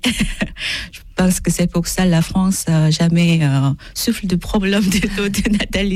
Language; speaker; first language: French; non-native, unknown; Korean